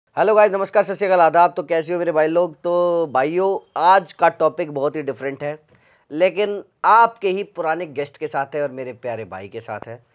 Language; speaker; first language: Hindi; native; Hindi